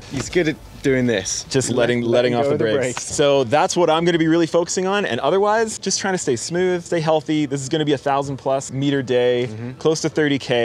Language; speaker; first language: English; native; English